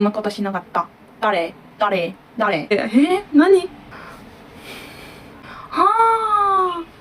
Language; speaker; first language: Japanese; non-native, learner; Turkish